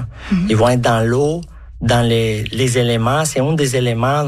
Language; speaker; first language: French; non-native, fluent; Spanish